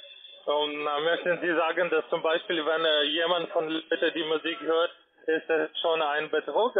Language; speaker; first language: German; non-native, learner; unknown